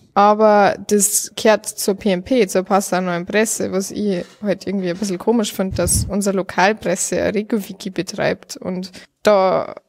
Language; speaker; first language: German; native; German